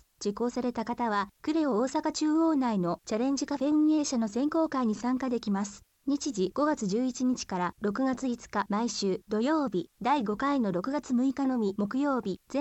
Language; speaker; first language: Japanese; native; Japanese